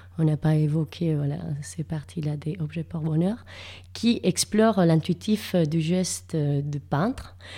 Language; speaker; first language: French; non-native, fluent; Spanish